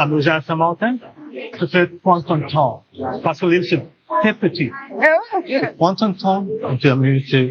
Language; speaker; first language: French; non-native, learner; English